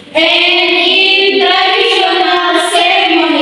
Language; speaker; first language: English; non-native, learner; Indonesian